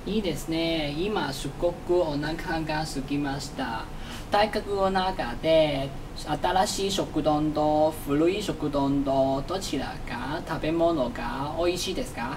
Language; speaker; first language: Japanese; non-native, learner; Cantonese